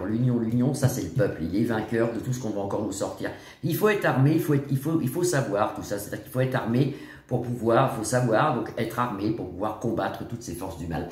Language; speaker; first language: French; native; French